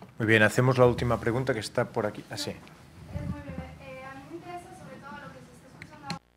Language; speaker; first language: Spanish; non-native, local second language; Catalan